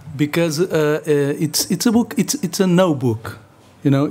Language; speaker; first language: English; non-native, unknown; Portuguese